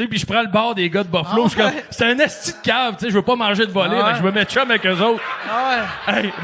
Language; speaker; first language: French; native; French